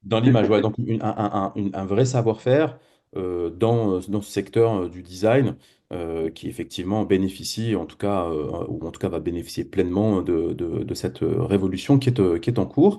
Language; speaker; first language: French; native; French